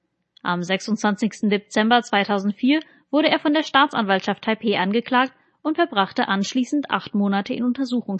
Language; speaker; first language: German; native; German